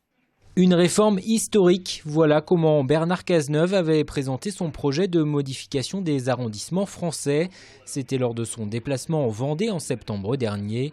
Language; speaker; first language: French; native; French